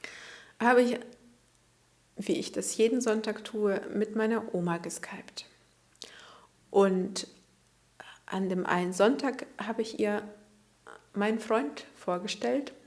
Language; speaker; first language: German; early bilingual, other home language; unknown